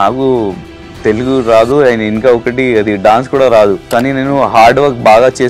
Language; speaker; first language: Telugu; non-native, learner; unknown